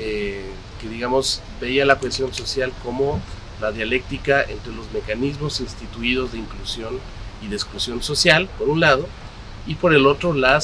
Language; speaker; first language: Spanish; native; Spanish